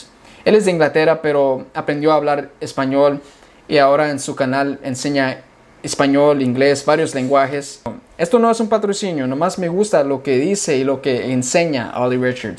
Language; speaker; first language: Spanish; early bilingual, heritage; English